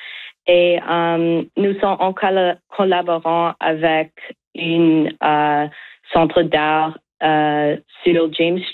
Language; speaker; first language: French; non-native, learner; English